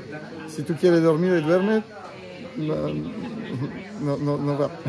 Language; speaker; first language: Spanish; non-native, learner; Italian